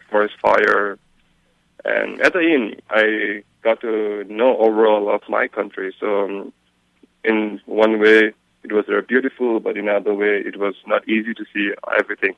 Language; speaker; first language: English; non-native, local second language; Eastern Tamang